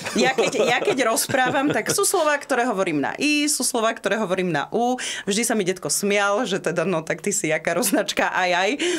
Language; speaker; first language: Slovak; non-native, local second language; Rusyn